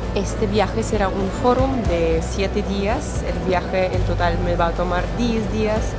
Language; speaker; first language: Spanish; non-native, fluent; Russian